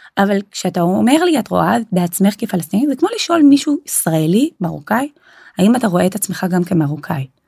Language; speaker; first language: Hebrew; non-native, local second language; Arabic